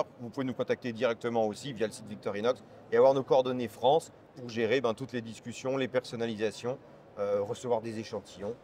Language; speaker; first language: French; native; French